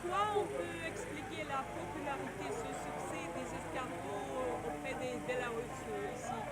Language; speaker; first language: French; non-native, fluent; Russian